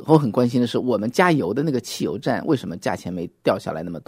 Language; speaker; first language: Chinese; native; Chinese